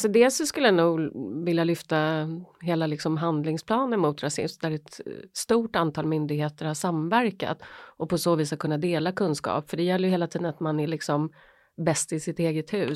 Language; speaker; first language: Swedish; native; Swedish